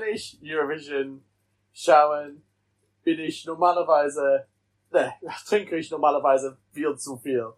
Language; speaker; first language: German; non-native, learner; English